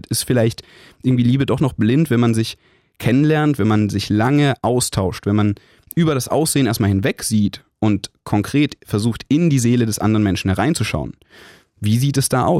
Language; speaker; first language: German; native; German